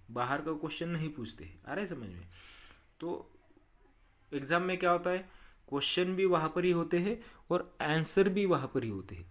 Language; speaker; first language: Hindi; non-native, local second language; Marathi